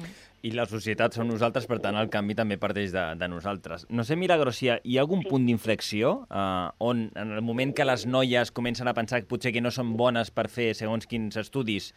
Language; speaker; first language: Catalan; native; Catalan